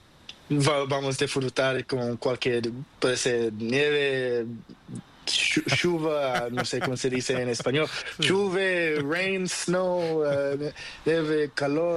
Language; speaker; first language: Spanish; non-native, learner; Portuguese